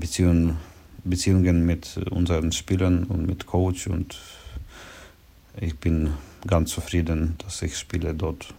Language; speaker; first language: German; non-native, learner; Ukrainian